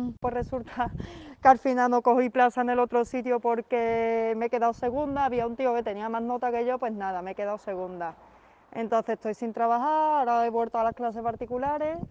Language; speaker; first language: Spanish; native; Spanish